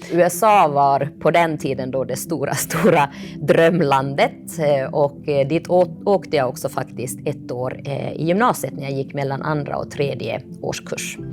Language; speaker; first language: Swedish; early bilingual, other home language; Finnish